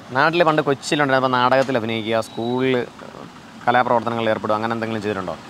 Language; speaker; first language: Malayalam; native; Malayalam